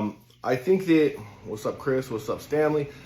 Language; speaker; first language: English; native; English